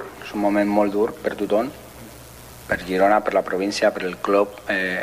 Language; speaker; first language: Catalan; non-native, fluent; Spanish